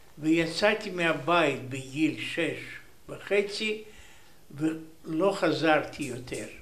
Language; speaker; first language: Hebrew; non-native, learner; Romanian